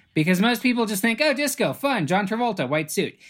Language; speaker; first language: English; native; English